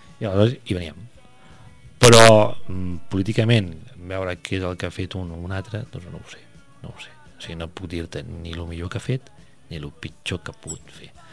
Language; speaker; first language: Catalan; non-native, local second language; Spanish